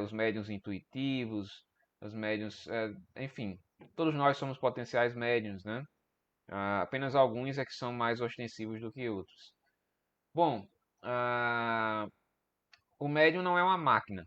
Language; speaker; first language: Portuguese; native; Portuguese